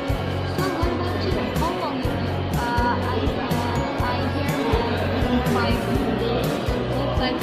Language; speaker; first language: English; non-native, learner; Indonesian